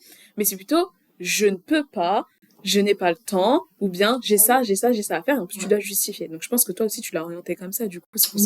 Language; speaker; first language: French; native; French